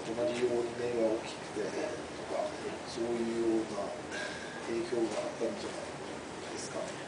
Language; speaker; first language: Japanese; non-native, fluent; English